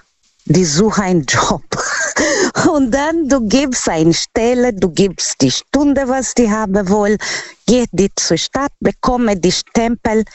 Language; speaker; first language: German; non-native, learner; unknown